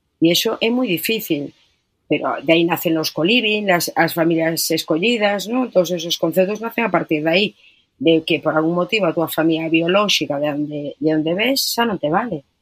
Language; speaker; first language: Galician; non-native, local second language; Spanish